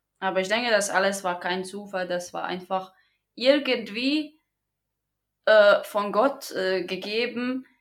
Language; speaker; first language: German; non-native, fluent; Croatian